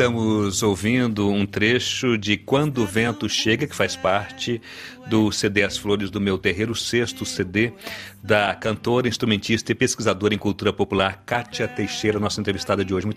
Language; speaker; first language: Portuguese; native; Portuguese